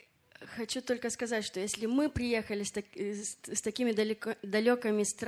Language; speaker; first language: Russian; non-native, fluent; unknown